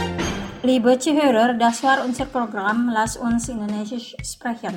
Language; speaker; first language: German; non-native, fluent; Indonesian